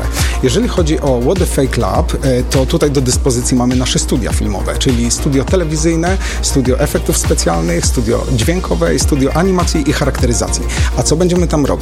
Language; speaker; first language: Polish; native; Polish